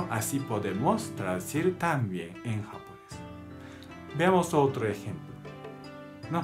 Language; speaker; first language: Spanish; non-native, learner; Japanese